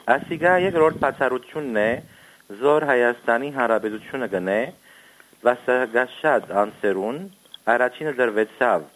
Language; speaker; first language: Armenian; early bilingual, heritage; Armenian